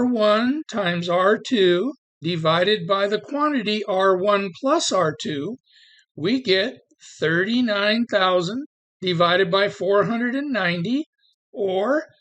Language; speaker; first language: English; native; English